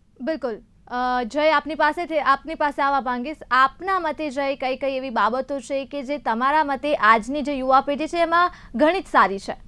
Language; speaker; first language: Gujarati; native; Gujarati